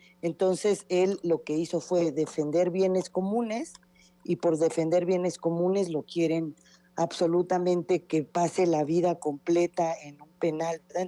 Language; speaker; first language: Spanish; native; Spanish